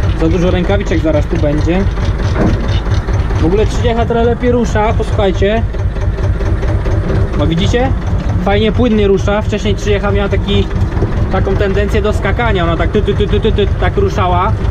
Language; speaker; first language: Polish; native; Polish